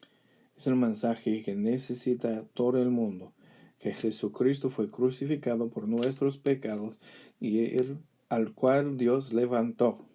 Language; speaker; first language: Spanish; non-native, fluent; English